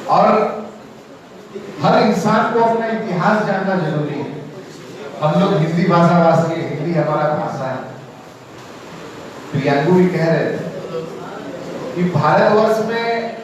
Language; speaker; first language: Hindi; native; Hindi